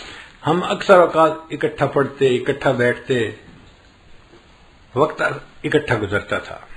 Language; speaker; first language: Urdu; native; Urdu